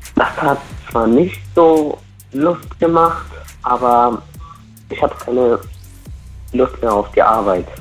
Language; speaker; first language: German; non-native, fluent; Portuguese